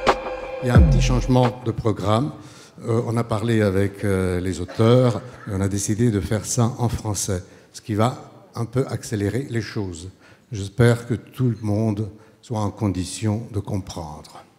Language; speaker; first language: French; non-native, fluent; Italian